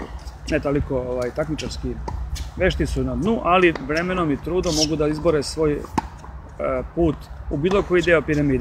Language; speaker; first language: Serbian; native; Serbian